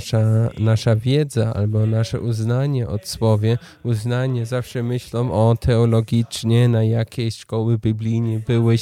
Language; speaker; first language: Polish; non-native, learner; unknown